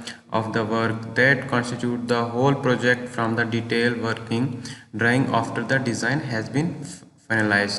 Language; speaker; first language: English; non-native, local second language; Hindi